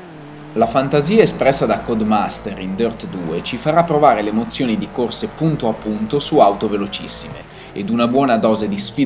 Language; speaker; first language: Italian; native; Italian